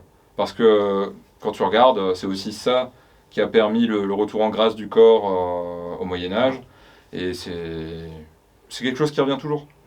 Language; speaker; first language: French; native; French